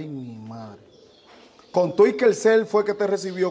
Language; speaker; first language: Spanish; native; Spanish